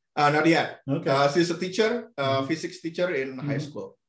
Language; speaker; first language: English; non-native, fluent; Indonesian